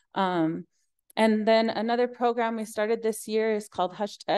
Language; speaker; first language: English; native; English